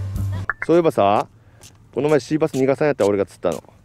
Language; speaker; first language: Japanese; native; Japanese